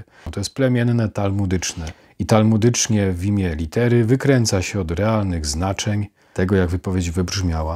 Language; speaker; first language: Polish; native; Polish